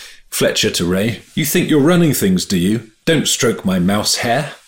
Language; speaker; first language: English; native; English